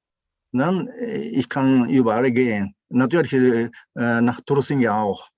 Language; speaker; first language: German; non-native, learner; Japanese